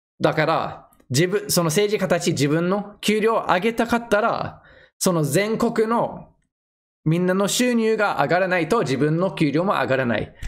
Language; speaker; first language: Japanese; non-native, fluent; English